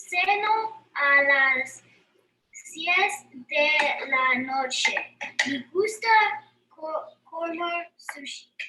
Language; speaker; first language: Spanish; non-native, learner; English